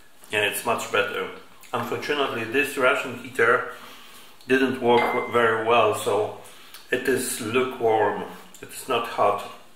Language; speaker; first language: English; non-native, fluent; Polish